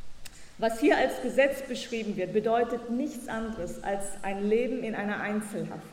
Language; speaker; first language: German; native; German